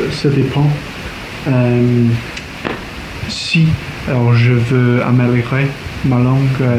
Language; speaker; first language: French; non-native, learner; English